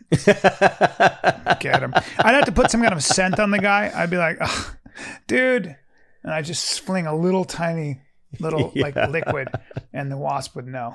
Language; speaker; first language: English; early bilingual, other home language; French